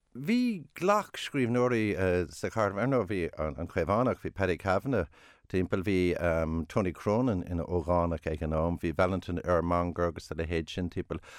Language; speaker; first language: Irish; non-native, local second language; English